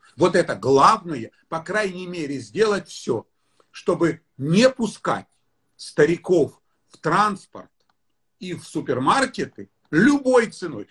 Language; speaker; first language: Russian; native; Russian